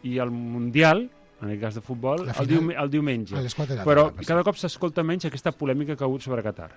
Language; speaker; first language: Catalan; native; Catalan